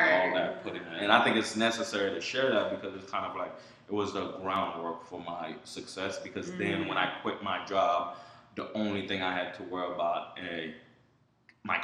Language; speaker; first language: English; early bilingual, other home language; Haitian Creole